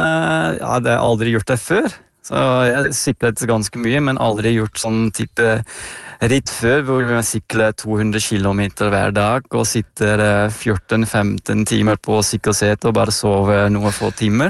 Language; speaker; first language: Norwegian; non-native, fluent; Dutch